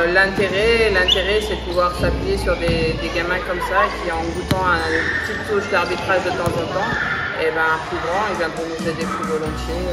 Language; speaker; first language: French; native; French